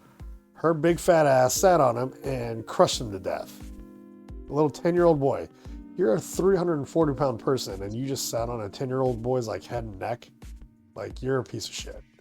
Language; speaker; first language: English; native; English